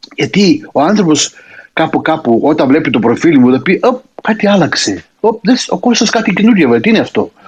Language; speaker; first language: Greek; early bilingual, heritage; Greek